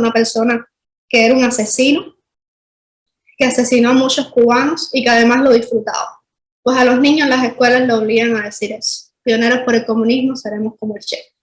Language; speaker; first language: Spanish; native; Spanish